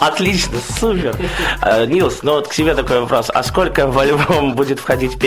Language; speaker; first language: Russian; native; Russian